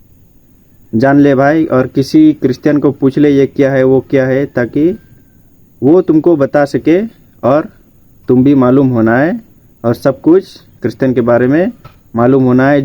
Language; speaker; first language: Hindi; non-native, local second language; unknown